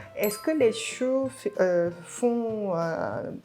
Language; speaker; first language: French; non-native, fluent; Korean